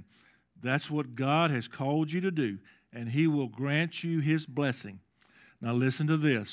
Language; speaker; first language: English; native; English